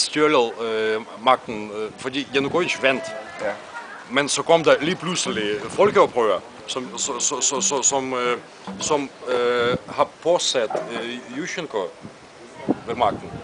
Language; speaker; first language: Danish; non-native, fluent; Russian